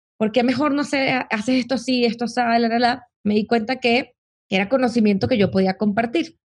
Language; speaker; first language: Spanish; native; Spanish